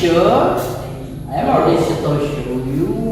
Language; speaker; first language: English; non-native, learner; Indonesian